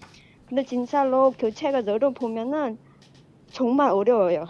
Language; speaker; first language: Korean; non-native, fluent; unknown